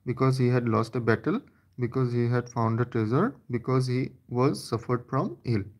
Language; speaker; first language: English; non-native, local second language; Assamese